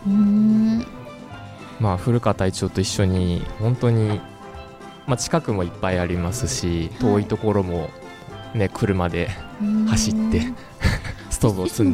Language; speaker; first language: Japanese; native; Japanese